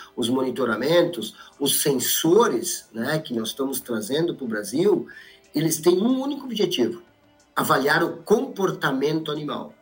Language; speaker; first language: Portuguese; native; Portuguese